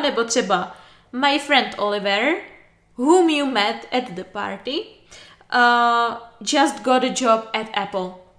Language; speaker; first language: English; non-native, fluent; Czech